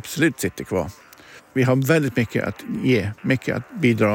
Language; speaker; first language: Swedish; non-native, fluent; English